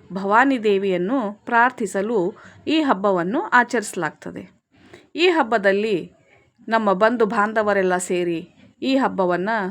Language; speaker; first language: Kannada; non-native, local second language; Lambadi